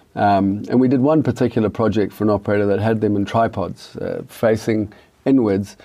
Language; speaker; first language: English; native; English